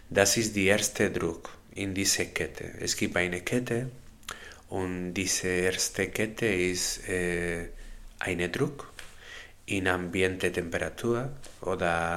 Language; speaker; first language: German; non-native, learner; Spanish